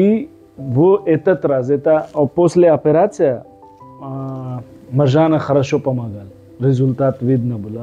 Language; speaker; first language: Russian; non-native, learner; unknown